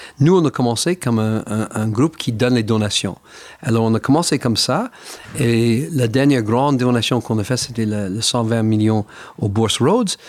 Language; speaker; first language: French; non-native, fluent; English